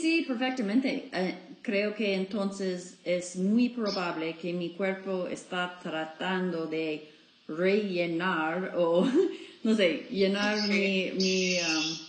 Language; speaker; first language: Spanish; non-native, fluent; English